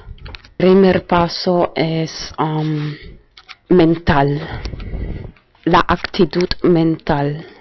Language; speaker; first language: Spanish; non-native, fluent; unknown